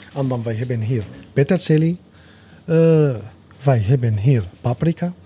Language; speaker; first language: Dutch; non-native, learner; Arabic